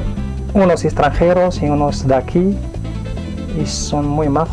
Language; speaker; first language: Spanish; non-native, learner; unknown